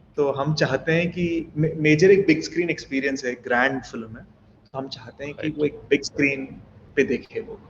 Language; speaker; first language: Hindi; non-native, fluent; Telugu